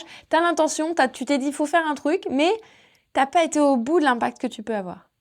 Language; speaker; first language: French; native; French